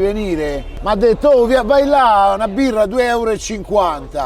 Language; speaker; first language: Italian; native; Italian